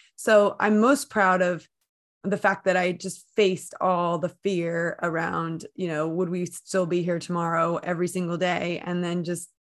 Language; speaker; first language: English; native; English